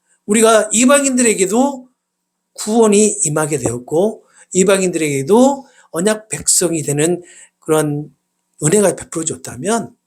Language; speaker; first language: Korean; native; Korean